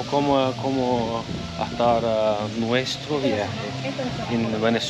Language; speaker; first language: Spanish; non-native, learner; Turkish